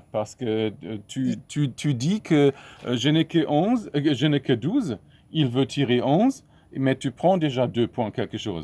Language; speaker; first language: French; non-native, fluent; German